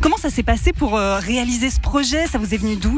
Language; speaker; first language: French; native; French